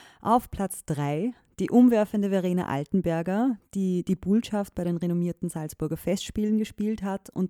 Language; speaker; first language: German; native; German